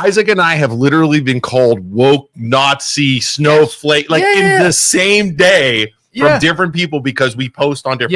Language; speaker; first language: English; native; English